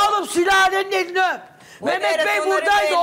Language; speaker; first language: Turkish; native; Turkish